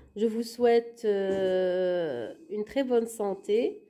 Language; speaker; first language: French; non-native, local second language; Arabic